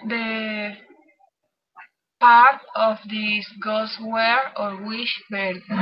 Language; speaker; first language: English; non-native, learner; Spanish